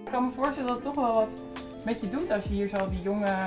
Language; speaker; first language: Dutch; native; Dutch